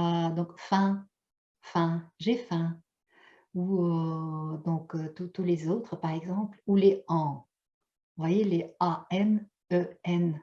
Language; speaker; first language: French; non-native, fluent; Russian